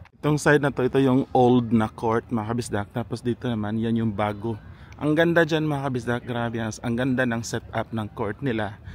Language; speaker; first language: Filipino; non-native, local second language; Cebuano